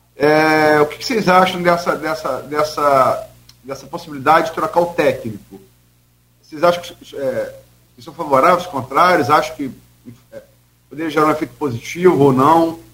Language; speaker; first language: Portuguese; native; Portuguese